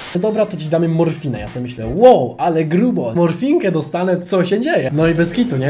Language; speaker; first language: Polish; native; Polish